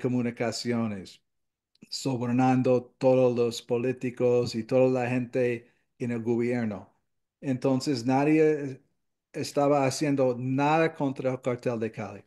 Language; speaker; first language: Spanish; non-native, fluent; English